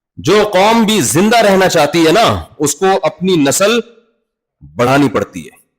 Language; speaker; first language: Urdu; native; Urdu